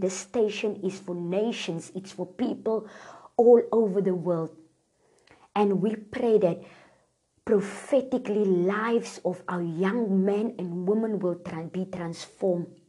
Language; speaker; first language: English; non-native, local second language; Afrikaans